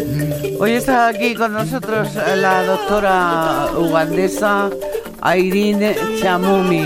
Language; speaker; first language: Spanish; native; Spanish